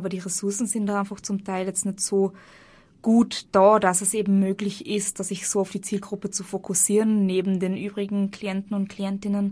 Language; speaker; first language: German; native; German